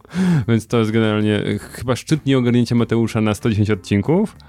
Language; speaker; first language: Polish; native; Polish